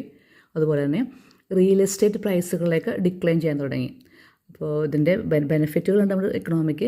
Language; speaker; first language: Malayalam; native; Malayalam